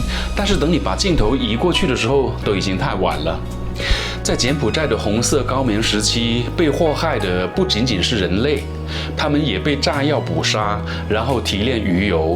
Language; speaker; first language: Chinese; native; Chinese